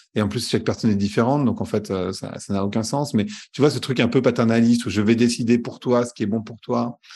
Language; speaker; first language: French; native; French